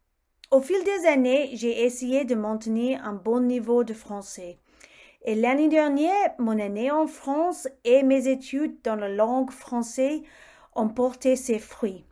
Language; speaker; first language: French; non-native, fluent; English